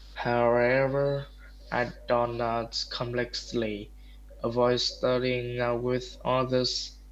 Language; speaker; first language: English; non-native, learner; Vietnamese